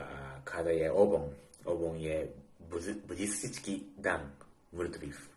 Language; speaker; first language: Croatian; non-native, learner; Japanese